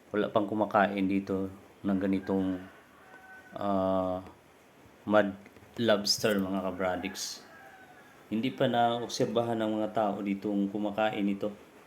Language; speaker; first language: Filipino; native; Filipino